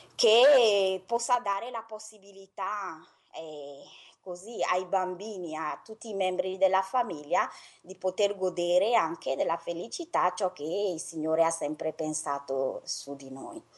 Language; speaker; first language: Italian; non-native, fluent; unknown